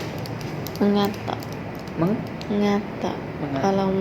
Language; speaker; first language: Indonesian; non-native, learner; Malay